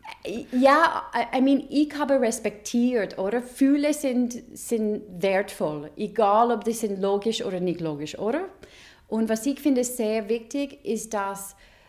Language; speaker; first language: German; non-native, fluent; English